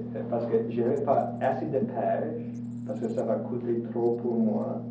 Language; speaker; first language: French; non-native, learner; English